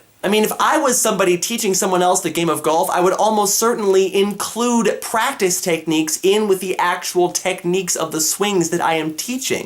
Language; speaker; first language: English; native; English